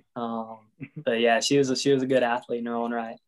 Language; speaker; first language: English; native; English